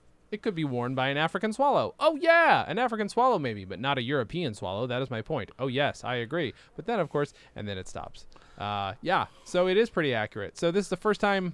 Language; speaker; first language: English; native; English